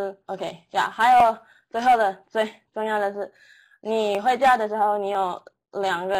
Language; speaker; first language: Chinese; non-native, learner; English